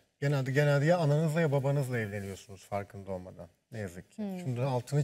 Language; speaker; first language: Turkish; native; Turkish